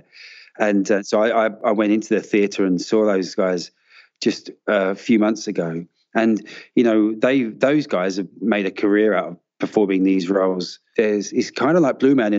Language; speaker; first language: English; native; English